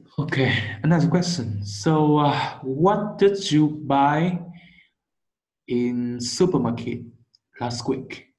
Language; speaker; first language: English; non-native, learner; Vietnamese